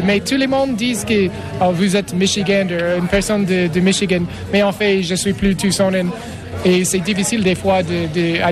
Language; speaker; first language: French; non-native, fluent; English